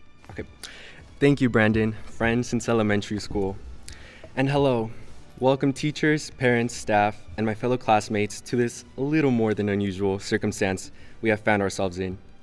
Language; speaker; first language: English; early bilingual, other home language; Spanish